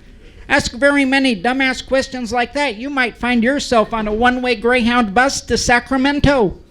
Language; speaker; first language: English; native; English